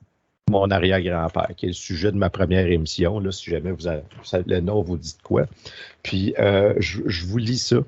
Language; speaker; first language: French; native; French